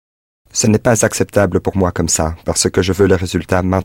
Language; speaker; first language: French; non-native, learner; English